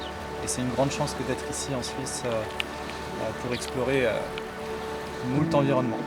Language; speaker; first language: French; native; French